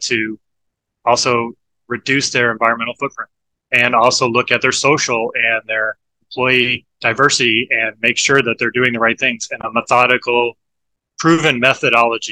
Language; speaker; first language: English; native; English